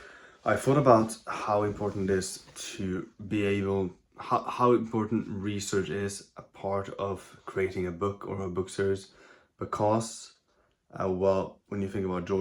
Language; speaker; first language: English; non-native, fluent; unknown